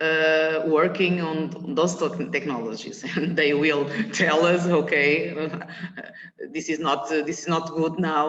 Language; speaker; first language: English; non-native, learner; Portuguese